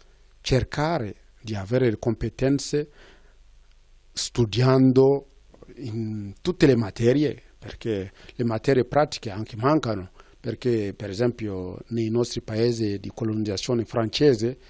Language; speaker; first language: Italian; non-native, fluent; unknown